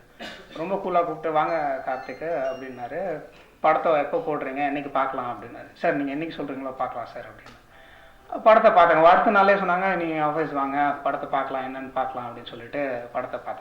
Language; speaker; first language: Tamil; native; Tamil